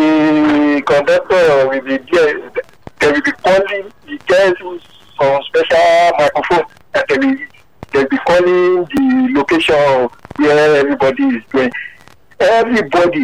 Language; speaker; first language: English; non-native, local second language; Yoruba